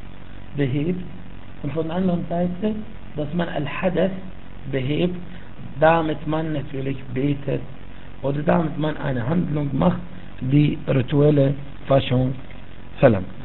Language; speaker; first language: German; non-native, fluent; Arabic